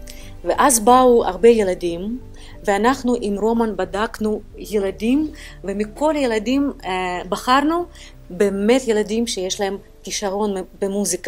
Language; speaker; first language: Hebrew; non-native, fluent; Russian